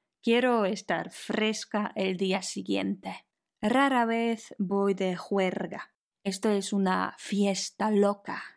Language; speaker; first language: Spanish; non-native, fluent; Polish